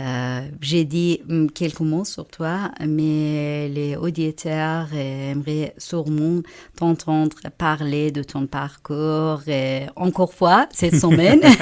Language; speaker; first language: French; non-native, fluent; Persian